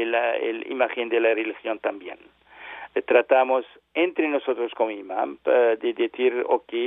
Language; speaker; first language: Spanish; non-native, learner; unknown